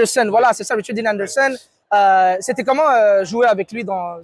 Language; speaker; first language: French; native; French